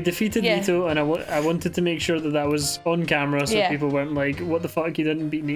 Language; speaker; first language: English; native; English